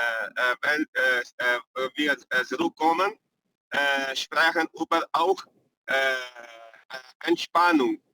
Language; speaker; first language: German; non-native, learner; Hindi